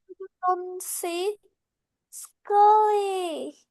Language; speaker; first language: English; non-native, learner; Vietnamese